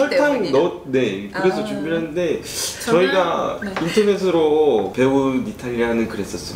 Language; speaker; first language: Korean; native; Korean